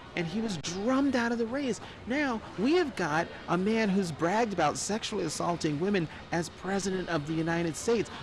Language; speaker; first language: English; native; English